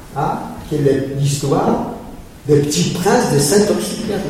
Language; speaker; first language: French; early bilingual, other home language; Polish